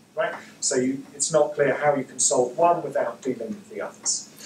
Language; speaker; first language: English; native; English